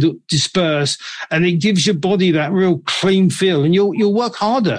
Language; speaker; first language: English; native; English